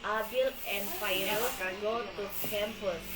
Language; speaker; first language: English; non-native, learner; Indonesian